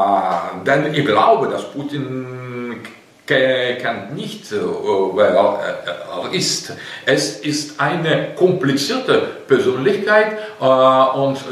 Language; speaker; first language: German; non-native, learner; Russian